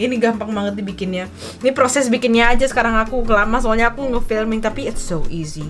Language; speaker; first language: Indonesian; early bilingual, heritage; Indonesian